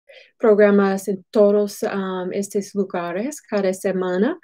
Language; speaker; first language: Spanish; non-native, fluent; English